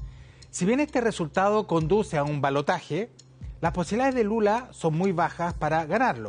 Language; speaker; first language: Spanish; native; Spanish